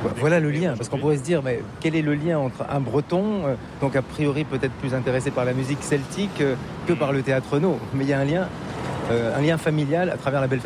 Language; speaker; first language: French; native; French